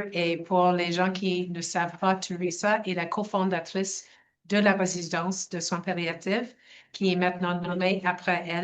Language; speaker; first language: French; non-native, local second language; English